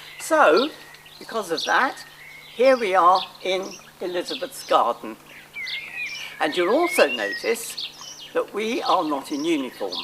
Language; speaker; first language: English; native; English